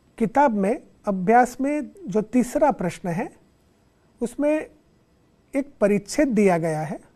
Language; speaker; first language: Hindi; non-native, local second language; Gujarati